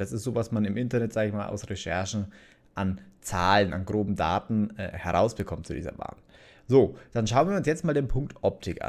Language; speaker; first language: German; native; German